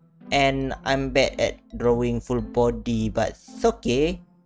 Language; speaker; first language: English; non-native, local second language; Malay